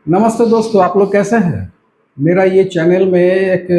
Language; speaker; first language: Hindi; non-native, local second language; Bangla